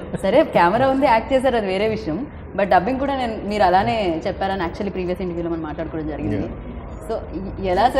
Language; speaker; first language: Telugu; native; Telugu